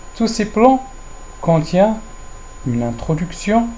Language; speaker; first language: French; non-native, local second language; Arabic